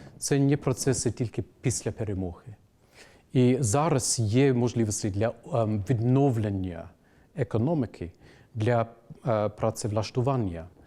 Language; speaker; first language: Ukrainian; non-native, fluent; English